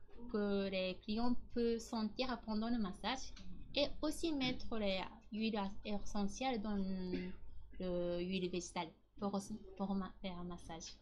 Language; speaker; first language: French; non-native, learner; Japanese